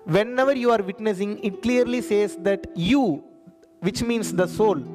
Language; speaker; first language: English; non-native, local second language; Tamil